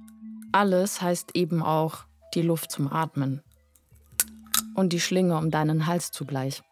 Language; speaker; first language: German; native; German